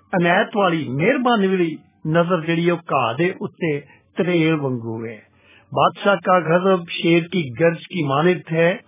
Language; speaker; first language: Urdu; non-native, local second language; Punjabi